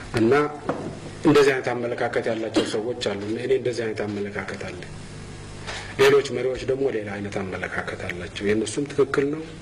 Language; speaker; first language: Amharic; non-native, local second language; Tigrinya